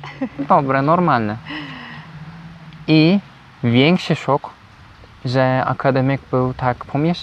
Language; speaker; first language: Polish; non-native, learner; Turkish